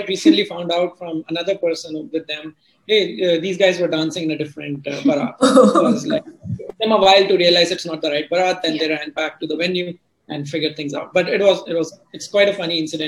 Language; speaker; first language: English; non-native, local second language; Hindi